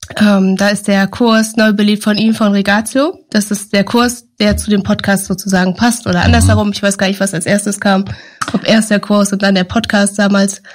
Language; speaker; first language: German; native; German